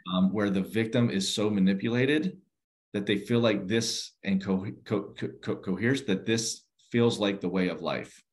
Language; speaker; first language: English; native; English